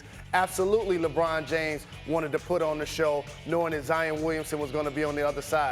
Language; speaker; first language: English; native; English